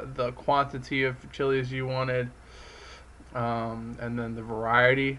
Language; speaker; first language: English; native; English